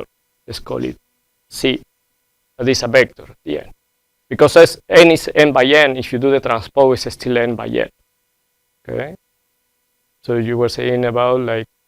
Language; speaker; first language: English; non-native, fluent; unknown